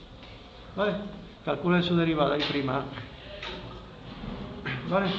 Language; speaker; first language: Spanish; native; Spanish